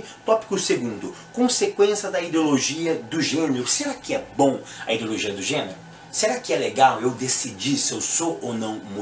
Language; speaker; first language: Portuguese; native; Portuguese